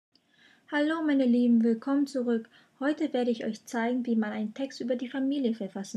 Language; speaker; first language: German; non-native, fluent; Vietnamese